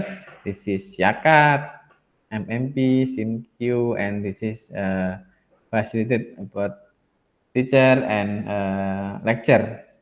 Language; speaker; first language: English; non-native, learner; Indonesian